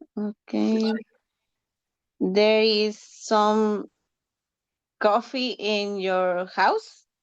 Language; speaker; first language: English; non-native, learner; Spanish